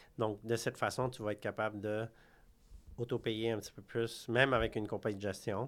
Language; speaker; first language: French; early bilingual, other home language; Khmer